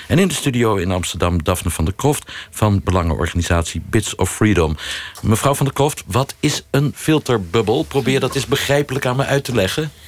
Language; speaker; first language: Dutch; native; Dutch